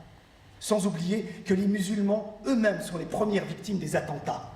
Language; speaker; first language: French; early bilingual, other home language; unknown